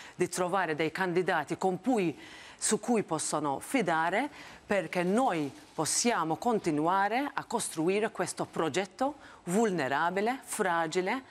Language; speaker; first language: Italian; non-native, fluent; Maltese